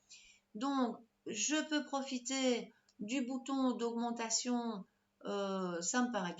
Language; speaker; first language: French; native; French